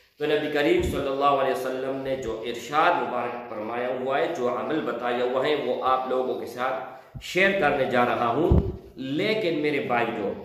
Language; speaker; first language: Urdu; non-native, local second language; Pashto